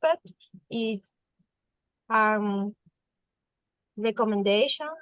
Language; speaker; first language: English; non-native, learner; Spanish